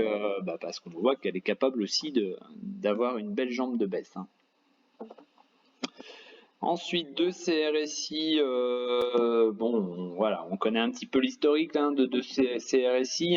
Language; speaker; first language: French; native; French